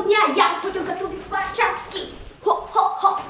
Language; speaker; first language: Russian; non-native, learner; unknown